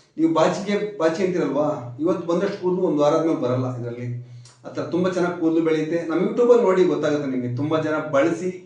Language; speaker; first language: Kannada; native; Kannada